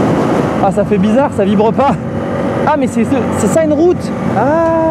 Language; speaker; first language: French; native; French